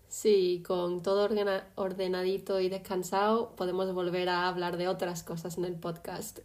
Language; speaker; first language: Spanish; early bilingual, other home language; English